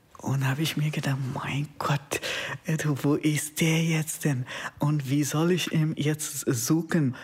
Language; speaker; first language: German; non-native, learner; Konkani